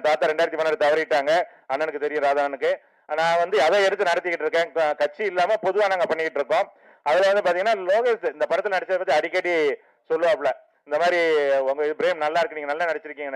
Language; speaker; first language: Tamil; native; Tamil